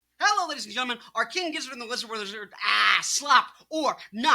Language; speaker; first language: English; native; English